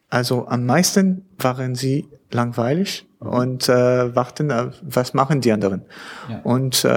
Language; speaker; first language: German; non-native, learner; French